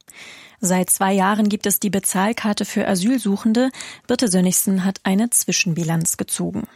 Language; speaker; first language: German; native; German